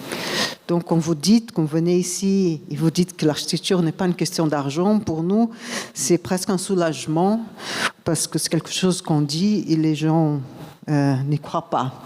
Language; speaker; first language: French; non-native, fluent; Portuguese